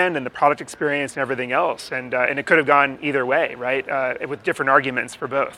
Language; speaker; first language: English; native; English